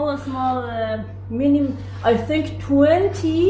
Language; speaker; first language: English; non-native, learner; Persian